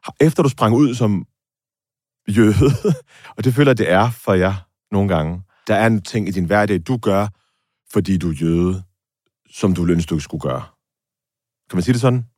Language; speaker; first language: Danish; native; Danish